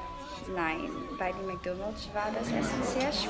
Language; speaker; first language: German; non-native, learner; Dutch